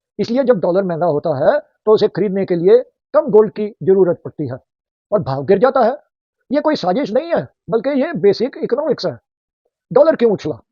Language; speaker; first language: Hindi; native; Hindi